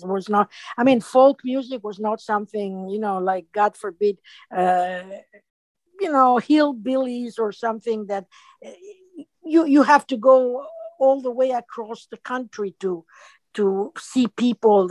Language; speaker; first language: English; non-native, fluent; Spanish